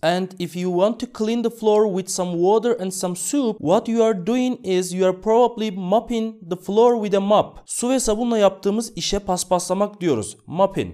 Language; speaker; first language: English; non-native, fluent; Turkish